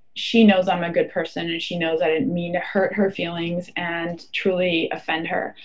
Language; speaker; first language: English; non-native, fluent; German